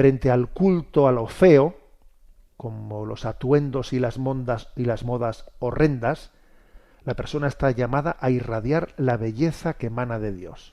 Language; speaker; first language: Spanish; native; Spanish